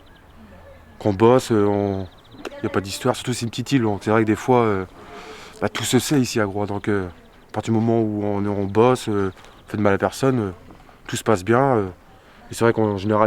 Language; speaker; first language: French; early bilingual, other home language; Portuguese